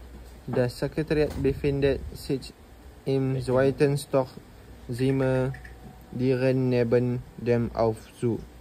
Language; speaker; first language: German; non-native, learner; Malay